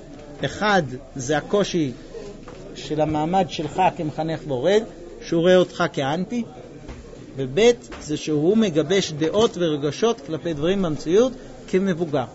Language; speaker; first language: Hebrew; native; Hebrew